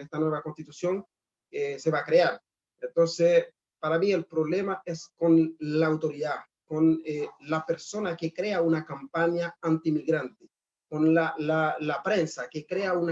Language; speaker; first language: Spanish; non-native, fluent; Haitian Creole